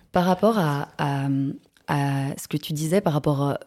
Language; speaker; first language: French; native; French